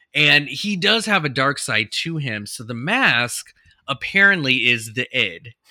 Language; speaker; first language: English; native; English